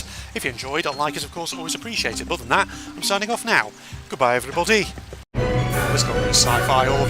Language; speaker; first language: English; native; English